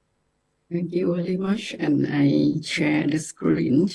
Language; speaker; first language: English; non-native, learner; Indonesian